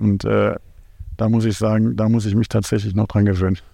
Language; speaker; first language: German; native; German